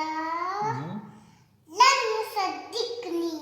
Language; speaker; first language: Arabic; non-native, learner; Urdu